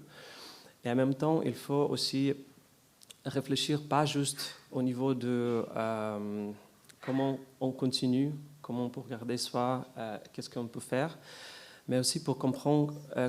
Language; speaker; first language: French; non-native, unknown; Ukrainian